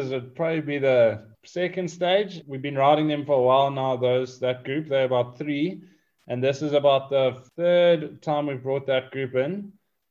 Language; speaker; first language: English; native; English